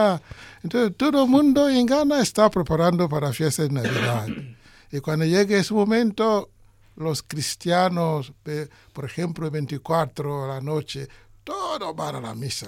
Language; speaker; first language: Spanish; non-native, learner; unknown